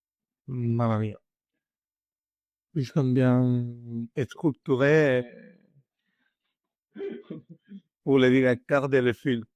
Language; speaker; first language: French; non-native, learner; Spanish